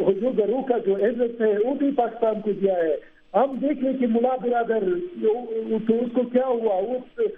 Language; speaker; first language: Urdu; non-native, fluent; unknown